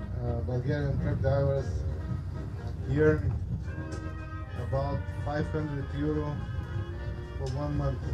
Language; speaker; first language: English; non-native, learner; Bulgarian